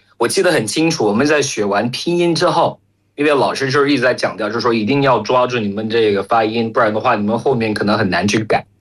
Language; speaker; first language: Chinese; non-native, fluent; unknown